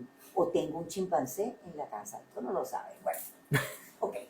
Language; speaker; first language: Spanish; native; Spanish